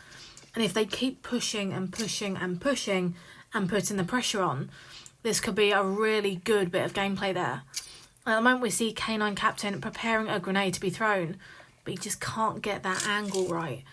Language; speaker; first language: English; native; English